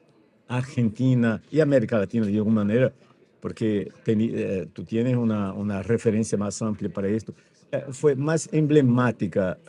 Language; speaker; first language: Spanish; non-native, fluent; Portuguese